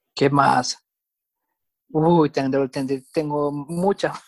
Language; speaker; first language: Spanish; native; Spanish